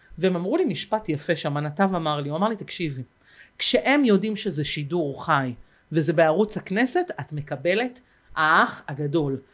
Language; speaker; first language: Hebrew; native; Hebrew